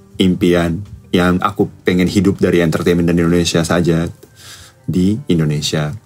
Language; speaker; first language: Indonesian; non-native, fluent; Japanese